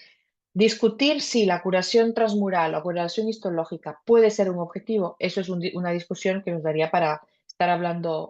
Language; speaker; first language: Spanish; native; Spanish